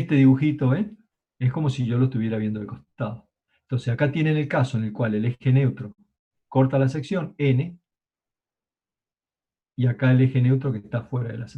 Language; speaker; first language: Spanish; native; Spanish